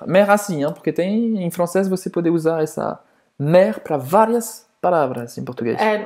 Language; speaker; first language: Portuguese; non-native, fluent; French